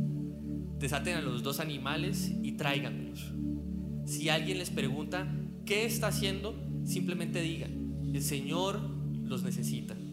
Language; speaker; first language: Spanish; native; Spanish